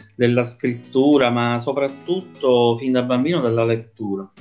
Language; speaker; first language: Italian; native; Italian